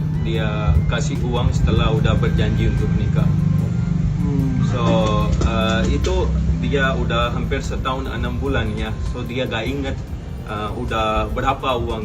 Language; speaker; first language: Indonesian; non-native, fluent; Hindi